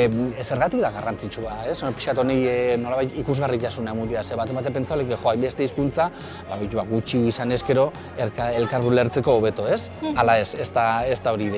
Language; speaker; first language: Basque; native; Basque